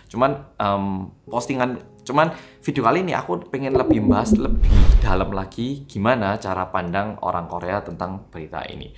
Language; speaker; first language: Indonesian; non-native, fluent; Korean